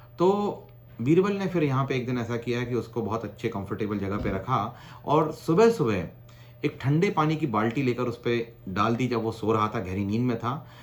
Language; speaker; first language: Hindi; non-native, local second language; Gujarati